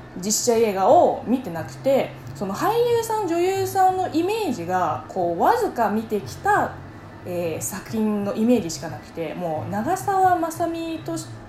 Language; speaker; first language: Japanese; non-native, fluent; Chinese